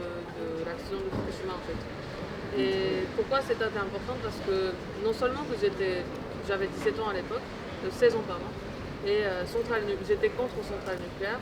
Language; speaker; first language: French; non-native, fluent; Japanese